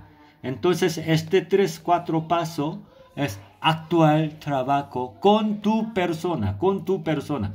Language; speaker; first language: Spanish; non-native, learner; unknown